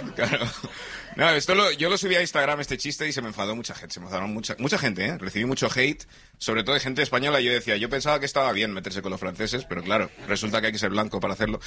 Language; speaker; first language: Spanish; early bilingual, other home language; English